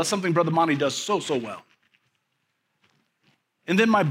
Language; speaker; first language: English; native; English